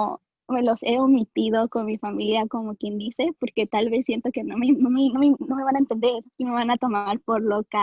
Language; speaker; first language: Spanish; early bilingual, heritage; Spanish